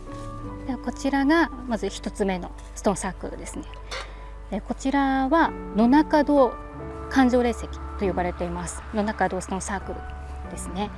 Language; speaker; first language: Japanese; native; Japanese